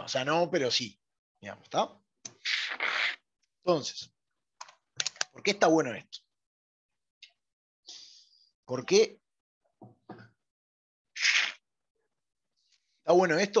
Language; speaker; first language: Spanish; native; Spanish